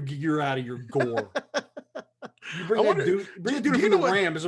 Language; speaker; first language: English; native; English